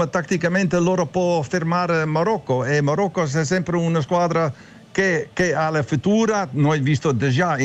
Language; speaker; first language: Italian; non-native, learner; Dutch